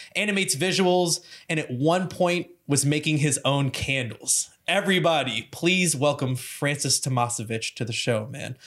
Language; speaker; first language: English; native; English